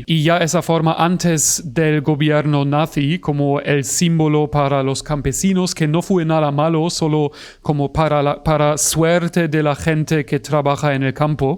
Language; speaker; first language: Spanish; non-native, fluent; German